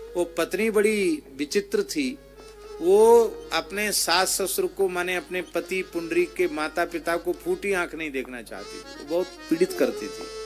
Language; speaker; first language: Hindi; native; Hindi